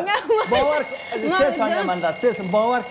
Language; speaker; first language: Persian; native; Persian